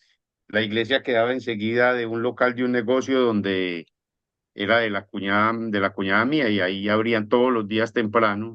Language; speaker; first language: Spanish; native; Spanish